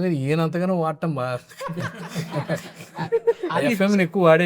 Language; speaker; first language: Telugu; native; Telugu